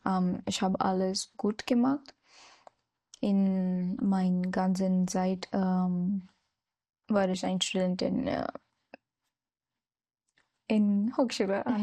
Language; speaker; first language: German; non-native, learner; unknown